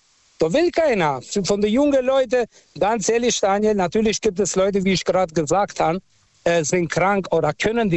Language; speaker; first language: German; non-native, fluent; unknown